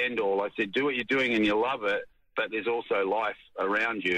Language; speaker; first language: English; native; English